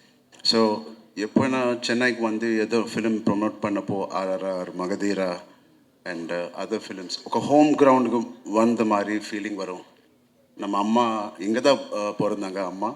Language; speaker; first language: Tamil; non-native, local second language; Telugu